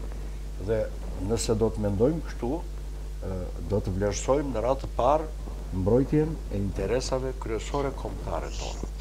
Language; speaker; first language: Albanian; native; Albanian